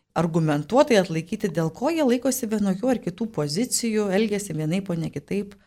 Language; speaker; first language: Lithuanian; native; Lithuanian